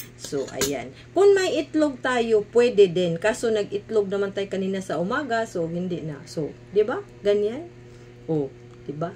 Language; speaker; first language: Filipino; non-native, local second language; Cebuano